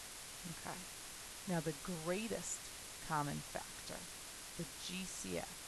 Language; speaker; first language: English; native; English